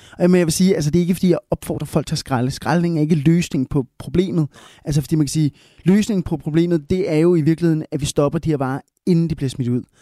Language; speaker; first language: Danish; early bilingual, other home language; Spanish